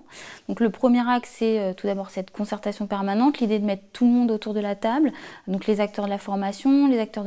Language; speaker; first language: French; native; French